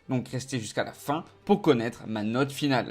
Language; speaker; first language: French; native; French